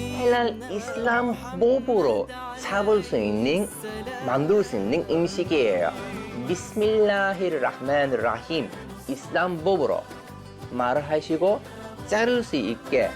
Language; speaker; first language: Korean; non-native, learner; Turkish